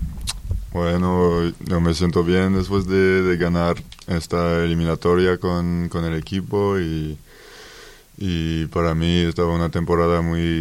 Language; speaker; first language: Spanish; non-native, fluent; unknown